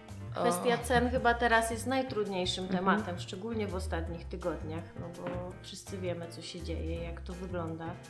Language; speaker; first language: Polish; native; Polish